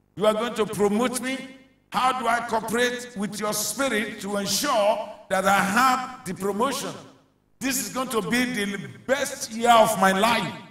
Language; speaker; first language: English; non-native, local second language; Yoruba